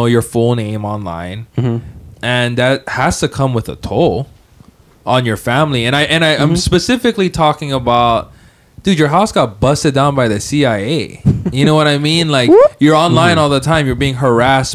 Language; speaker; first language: English; native; English